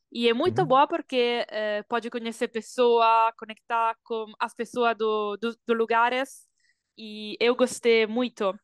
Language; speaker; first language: Portuguese; non-native, fluent; Italian